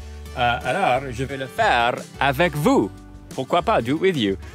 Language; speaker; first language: French; non-native, local second language; English